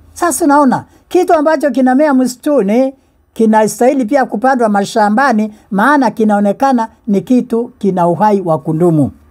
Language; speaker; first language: Swahili; non-native, local second language; Meru